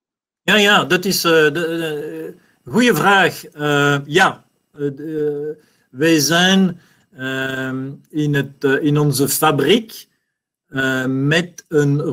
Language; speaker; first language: Dutch; non-native, learner; French